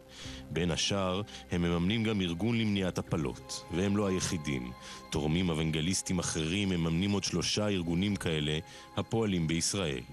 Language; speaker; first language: Hebrew; native; Hebrew